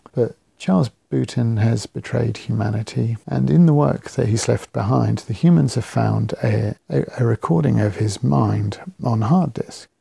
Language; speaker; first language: English; native; English